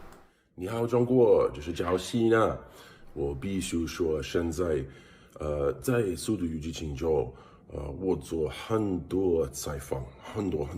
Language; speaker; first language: Chinese; non-native, learner; English